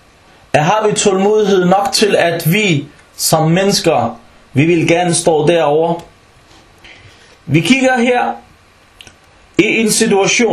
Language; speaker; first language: Danish; early bilingual, other home language; Arabic